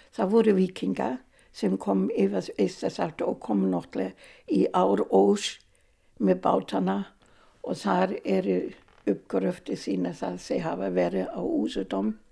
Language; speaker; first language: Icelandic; non-native, fluent; German